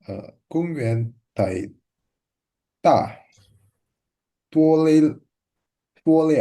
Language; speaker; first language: Chinese; non-native, learner; Indonesian